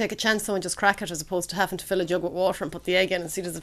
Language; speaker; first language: English; native; English